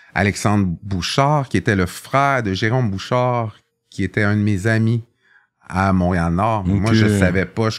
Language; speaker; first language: French; native; French